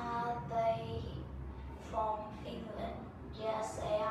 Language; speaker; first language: English; non-native, learner; Vietnamese